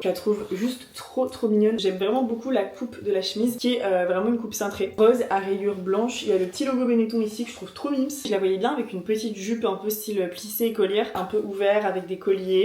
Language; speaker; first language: French; native; French